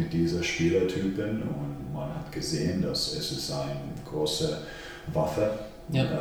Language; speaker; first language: German; non-native, fluent; Finnish